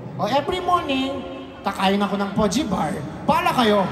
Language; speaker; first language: Filipino; non-native, learner; Korean